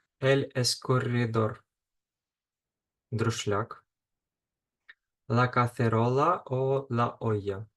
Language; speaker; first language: Spanish; non-native, fluent; Ukrainian